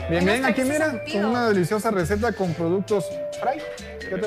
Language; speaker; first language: Spanish; native; Spanish